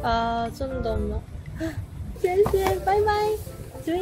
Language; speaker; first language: Chinese; non-native, learner; Korean